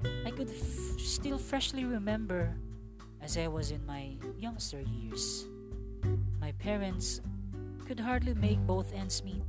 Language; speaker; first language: English; non-native, local second language; Cebuano